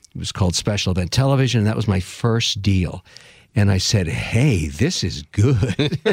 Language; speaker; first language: English; native; English